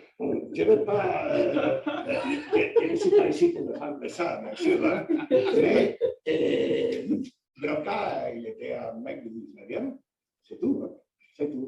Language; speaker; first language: French; non-native, fluent; Spanish